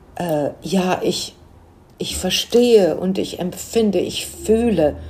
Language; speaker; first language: German; native; German